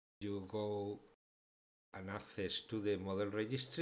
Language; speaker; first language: English; non-native, fluent; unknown